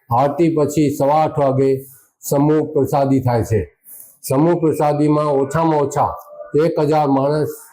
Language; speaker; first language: Gujarati; non-native, local second language; Sindhi